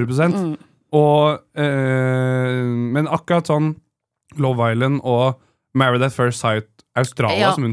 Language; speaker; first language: Norwegian; native; Norwegian